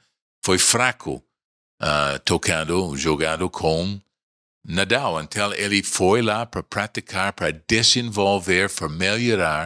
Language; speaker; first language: Portuguese; non-native, fluent; English